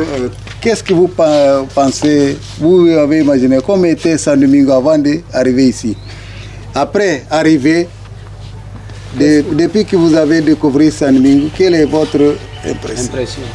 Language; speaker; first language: French; non-native, fluent; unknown